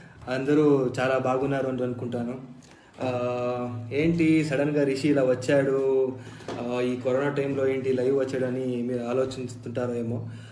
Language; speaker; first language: Telugu; non-native, fluent; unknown